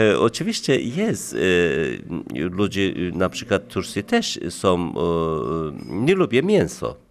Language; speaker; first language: Polish; non-native, learner; Turkish